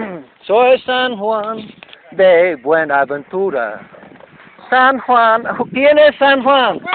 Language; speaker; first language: Spanish; non-native, learner; English